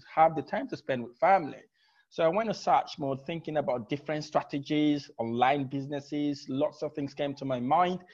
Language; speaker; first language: English; non-native, fluent; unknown